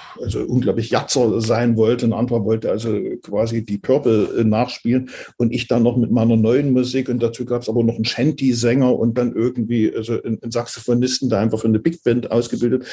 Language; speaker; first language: German; native; German